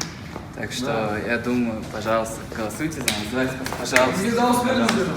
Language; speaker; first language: Russian; non-native, local second language; Kazakh